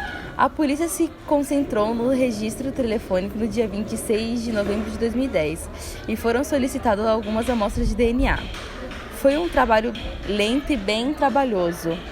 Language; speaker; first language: Portuguese; native; Portuguese